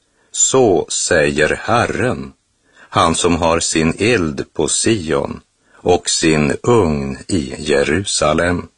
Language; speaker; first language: Swedish; native; Swedish